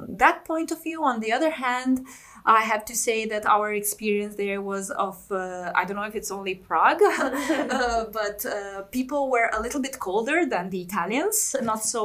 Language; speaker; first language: English; non-native, fluent; Italian